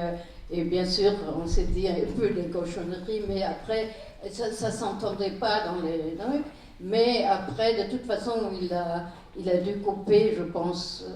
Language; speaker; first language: French; non-native, fluent; German